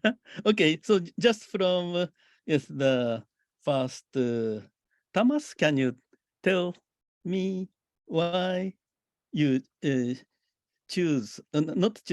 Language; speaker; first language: English; non-native, fluent; Japanese